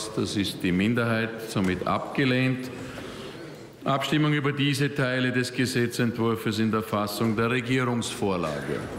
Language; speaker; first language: German; native; German